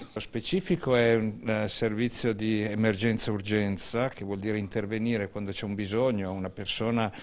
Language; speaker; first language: Italian; native; Italian